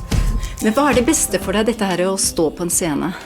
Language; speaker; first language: Norwegian; native; Norwegian